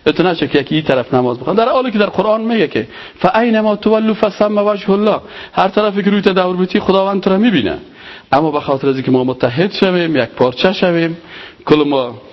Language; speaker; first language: Persian; native; Persian